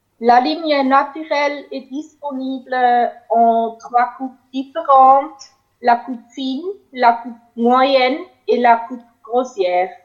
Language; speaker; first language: French; non-native, local second language; German